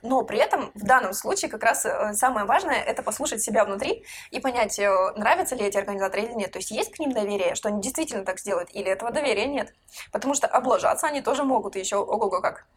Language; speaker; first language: Russian; native; Russian